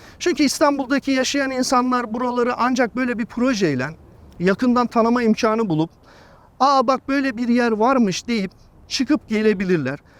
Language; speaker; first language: Turkish; native; Turkish